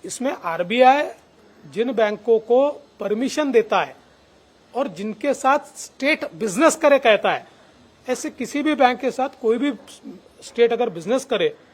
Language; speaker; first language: Hindi; non-native, local second language; Marathi